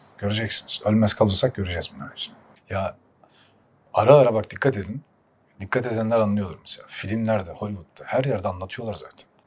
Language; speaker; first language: Turkish; early bilingual, heritage; Turkish